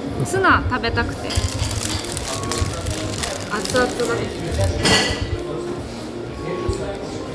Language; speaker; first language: Japanese; native; Japanese